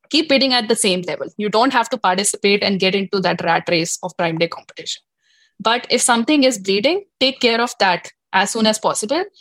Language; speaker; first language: English; non-native, local second language; Hindi